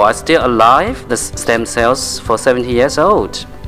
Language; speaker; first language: English; non-native, fluent; Chinese